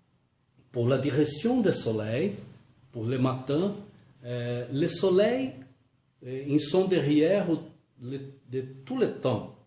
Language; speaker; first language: French; non-native, learner; Portuguese